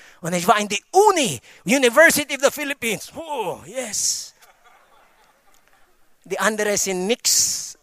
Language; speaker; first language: German; non-native, fluent; Filipino